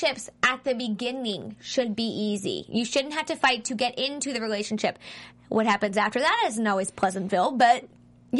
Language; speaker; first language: English; native; English